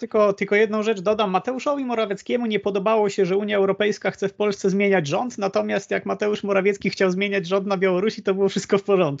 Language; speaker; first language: Polish; native; Polish